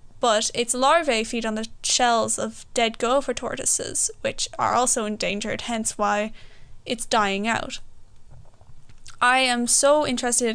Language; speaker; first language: English; native; English